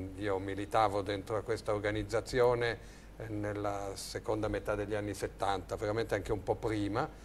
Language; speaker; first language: Italian; early bilingual, other home language; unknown